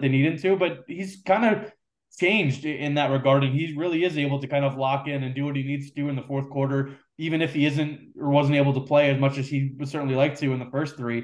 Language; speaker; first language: English; native; English